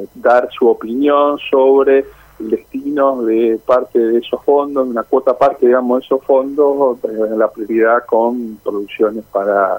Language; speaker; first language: Spanish; native; Spanish